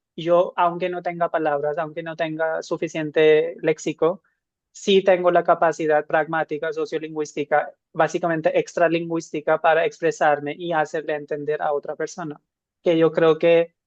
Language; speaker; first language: Spanish; non-native, fluent; Hindi